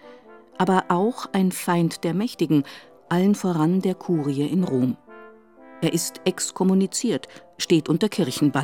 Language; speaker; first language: German; native; German